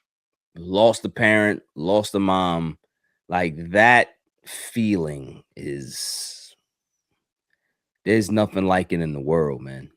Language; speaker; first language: English; native; English